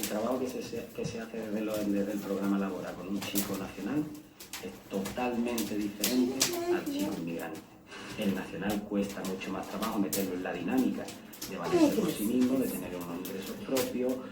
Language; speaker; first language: Spanish; native; Spanish